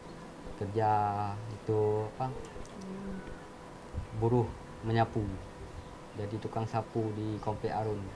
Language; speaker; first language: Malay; non-native, local second language; Achinese